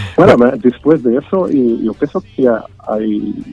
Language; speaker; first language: Spanish; non-native, learner; Portuguese